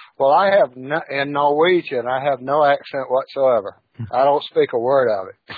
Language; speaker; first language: English; native; English